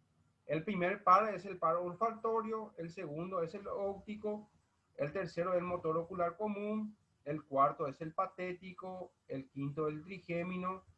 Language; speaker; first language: Spanish; native; Spanish